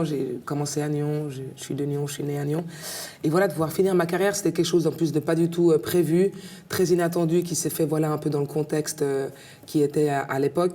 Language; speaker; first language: French; native; French